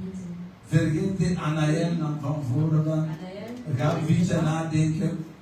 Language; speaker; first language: Dutch; non-native, learner; French